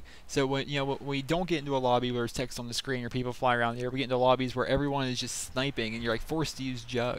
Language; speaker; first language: English; native; English